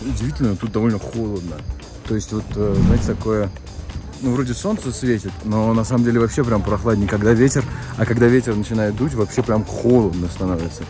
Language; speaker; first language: Russian; native; Russian